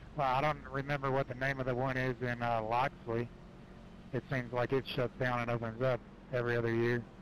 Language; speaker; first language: English; native; English